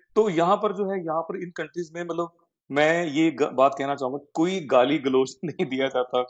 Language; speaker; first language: Hindi; native; Hindi